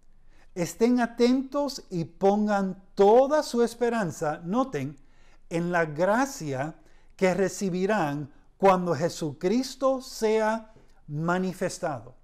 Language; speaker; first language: Spanish; early bilingual, heritage; Spanish